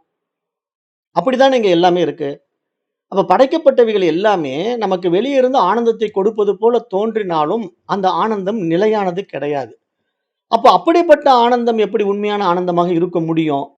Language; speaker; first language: Tamil; native; Tamil